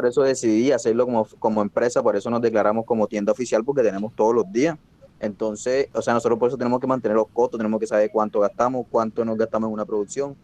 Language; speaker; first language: Spanish; native; Spanish